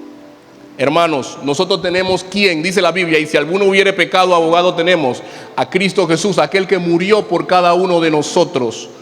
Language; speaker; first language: Spanish; native; Spanish